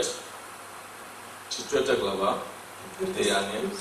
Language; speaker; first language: Russian; non-native, learner; English